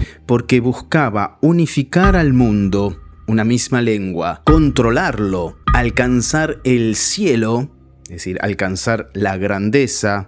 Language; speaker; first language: Spanish; native; Spanish